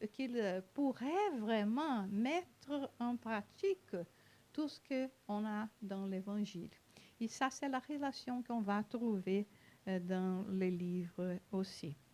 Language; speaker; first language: French; non-native, fluent; Portuguese